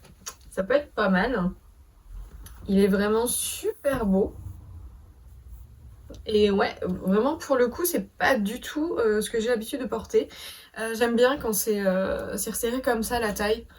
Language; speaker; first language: French; native; French